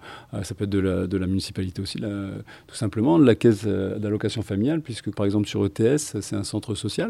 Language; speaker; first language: French; native; French